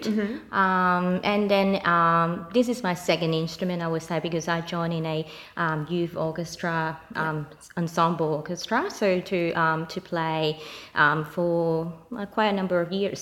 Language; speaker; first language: English; non-native, local second language; Cantonese